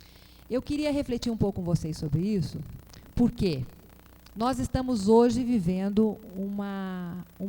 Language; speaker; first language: Portuguese; native; Portuguese